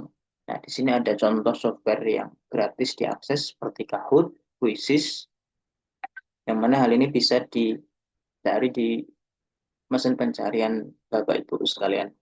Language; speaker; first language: Indonesian; native; Indonesian